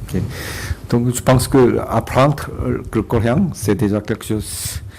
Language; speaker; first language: French; non-native, fluent; Korean